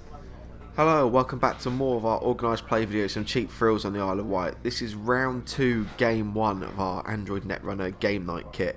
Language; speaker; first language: English; native; English